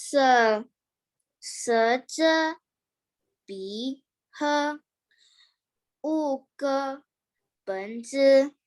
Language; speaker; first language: Chinese; non-native, learner; Indonesian